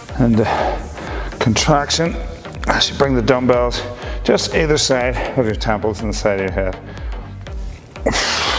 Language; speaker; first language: English; native; English